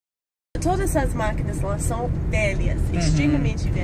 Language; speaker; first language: Portuguese; non-native, fluent; English